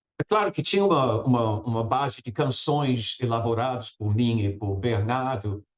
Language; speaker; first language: Portuguese; non-native, fluent; English